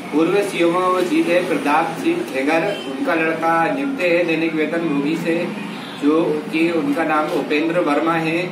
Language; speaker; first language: Hindi; native; Hindi